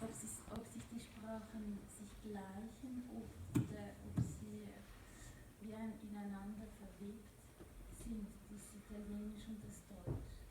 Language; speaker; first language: German; non-native, fluent; French